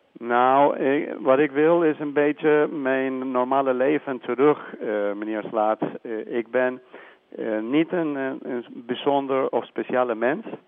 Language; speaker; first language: Dutch; non-native, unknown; Spanish